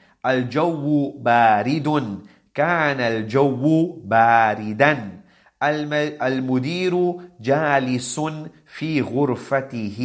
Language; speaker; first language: Arabic; non-native, fluent; English